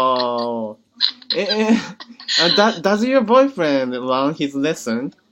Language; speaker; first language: English; non-native, learner; Japanese